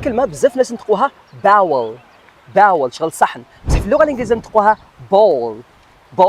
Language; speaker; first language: Arabic; native; Arabic